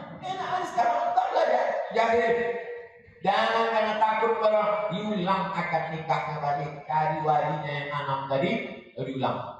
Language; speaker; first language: Indonesian; native; Indonesian